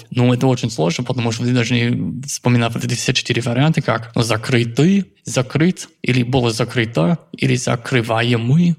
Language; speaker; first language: Russian; non-native, fluent; English